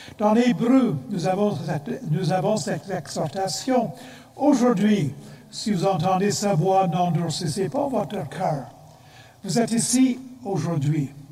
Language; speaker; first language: French; non-native, fluent; English